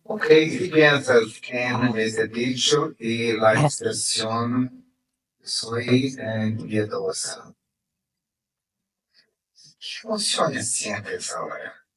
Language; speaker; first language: Spanish; non-native, fluent; Portuguese